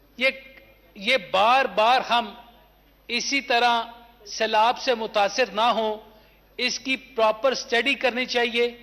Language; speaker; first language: Urdu; non-native, local second language; Punjabi